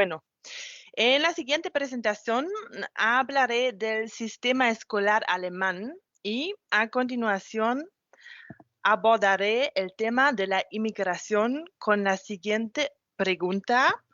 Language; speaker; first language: Spanish; non-native, fluent; German